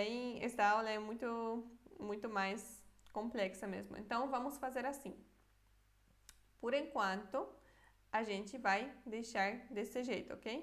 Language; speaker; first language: Portuguese; non-native, fluent; Polish